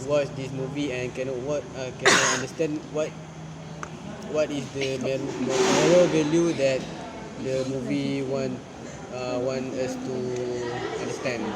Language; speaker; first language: English; non-native, learner; Malay